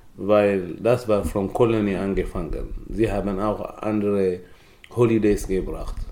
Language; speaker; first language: German; non-native, learner; Tigrinya